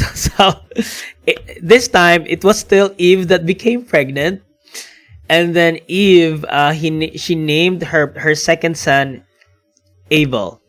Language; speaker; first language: English; non-native, local second language; Filipino